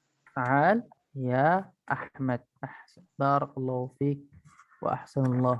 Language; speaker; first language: Arabic; non-native, fluent; Indonesian